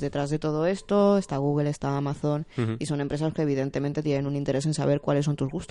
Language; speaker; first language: Spanish; native; Spanish